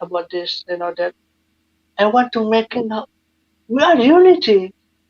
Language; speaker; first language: English; non-native, learner; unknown